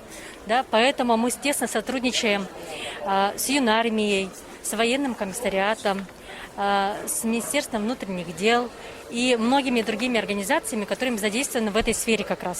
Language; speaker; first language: Russian; native; Russian